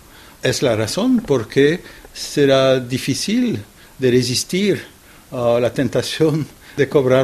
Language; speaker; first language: Spanish; non-native, fluent; French